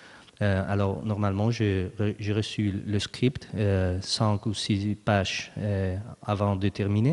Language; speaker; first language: French; non-native, learner; Spanish